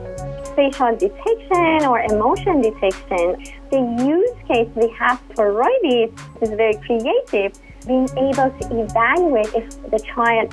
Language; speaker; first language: English; non-native, fluent; Persian